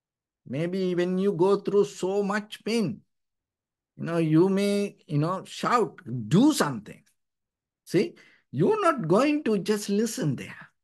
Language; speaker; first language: English; non-native, fluent; Sinhala